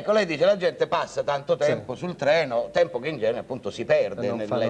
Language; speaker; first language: Italian; native; Italian